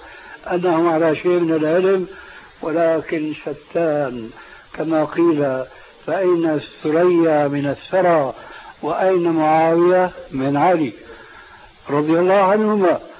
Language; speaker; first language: Arabic; early bilingual, other home language; Albanian